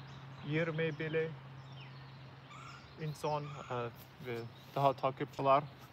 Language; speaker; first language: Turkish; non-native, learner; English